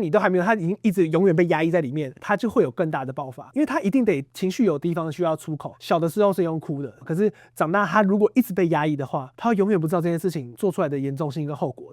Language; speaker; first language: Chinese; native; Chinese